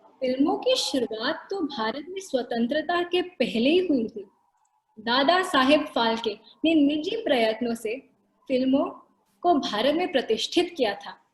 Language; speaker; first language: Hindi; non-native, local second language; Marathi